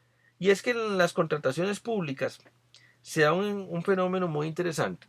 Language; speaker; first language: Spanish; native; Spanish